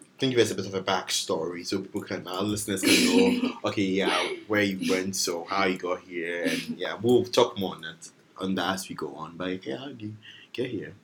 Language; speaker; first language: English; non-native, local second language; Akan